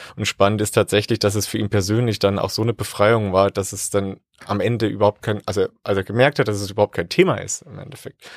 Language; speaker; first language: German; native; German